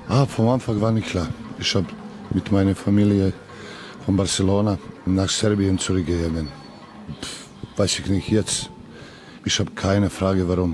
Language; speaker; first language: German; non-native, learner; Serbian